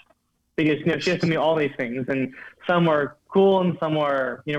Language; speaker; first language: English; native; English